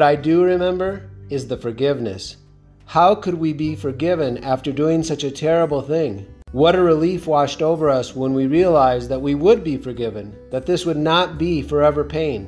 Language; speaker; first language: English; native; English